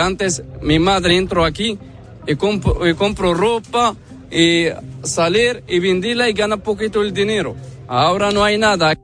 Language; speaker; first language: Spanish; non-native, learner; Arabic